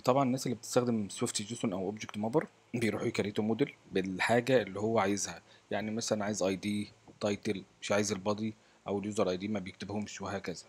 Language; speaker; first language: Arabic; native; Arabic